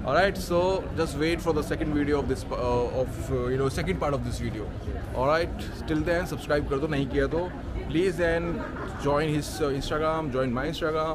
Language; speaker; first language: English; non-native, local second language; Hindi